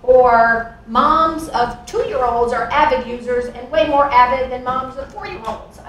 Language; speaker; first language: English; native; English